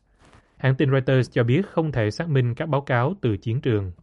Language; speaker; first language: Vietnamese; native; Vietnamese